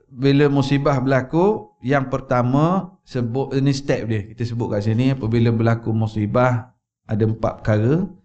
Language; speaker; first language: Malay; native; Malay